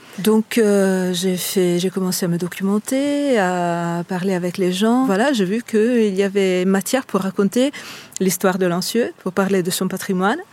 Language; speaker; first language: French; non-native, fluent; Italian